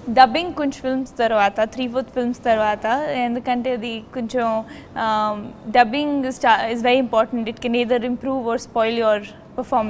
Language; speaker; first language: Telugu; non-native, learner; Punjabi